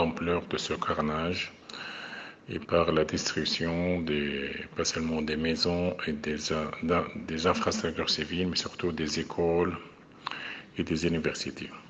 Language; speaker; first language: French; non-native, fluent; Arabic